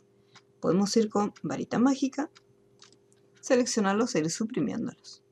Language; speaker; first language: Spanish; native; Spanish